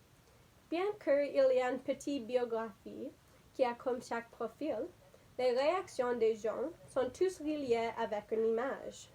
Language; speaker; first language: French; non-native, learner; English